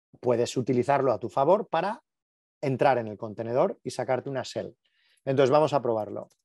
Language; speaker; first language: Spanish; native; Spanish